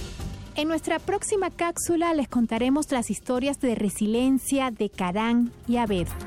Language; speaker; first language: Spanish; native; Spanish